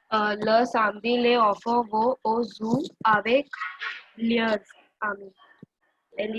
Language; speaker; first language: French; non-native, learner; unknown